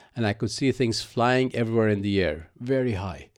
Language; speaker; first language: English; non-native, fluent; Arabic